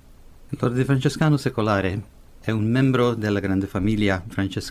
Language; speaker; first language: Italian; non-native, fluent; Hungarian